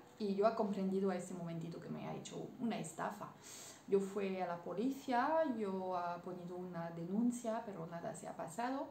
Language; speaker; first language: Spanish; non-native, learner; French